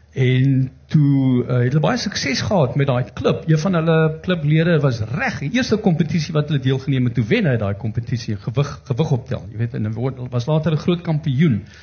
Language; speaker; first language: Afrikaans; native; Afrikaans